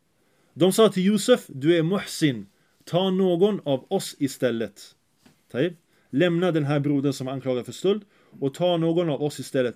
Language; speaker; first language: Swedish; early bilingual, other home language; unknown